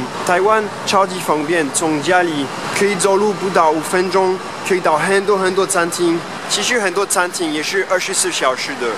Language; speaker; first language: Chinese; non-native, fluent; French